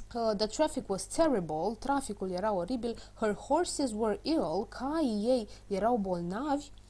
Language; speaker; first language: English; non-native, fluent; Romanian